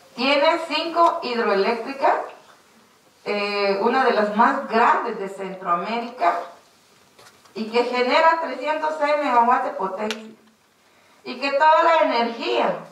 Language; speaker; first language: Spanish; native; Spanish